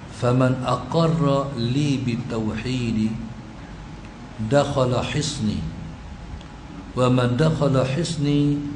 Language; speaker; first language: Malay; native; Malay